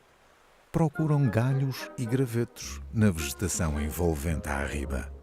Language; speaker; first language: Portuguese; native; Portuguese